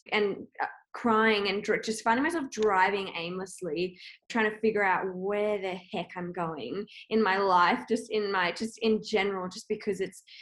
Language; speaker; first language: English; native; English